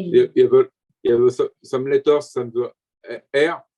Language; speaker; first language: English; non-native, learner; French